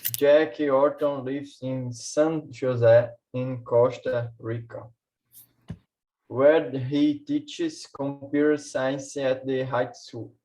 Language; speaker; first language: English; non-native, learner; Portuguese